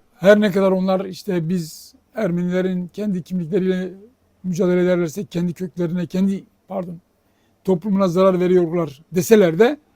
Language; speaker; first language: Turkish; native; Turkish